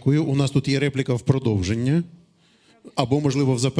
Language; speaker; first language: Ukrainian; native; Ukrainian